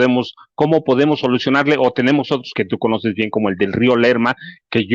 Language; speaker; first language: Spanish; native; Spanish